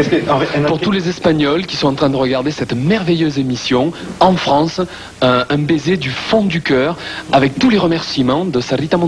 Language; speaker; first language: French; non-native, fluent; Spanish